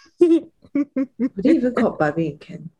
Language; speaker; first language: English; native; English